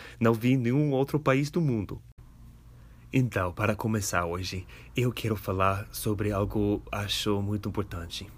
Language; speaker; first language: Portuguese; non-native, fluent; English